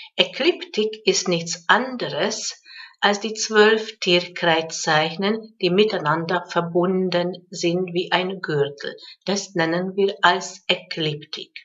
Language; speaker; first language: German; non-native, fluent; Hungarian